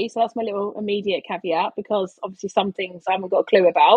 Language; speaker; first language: English; native; English